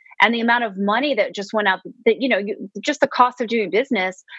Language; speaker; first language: English; native; English